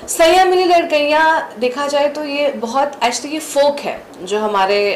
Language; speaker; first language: Hindi; native; Hindi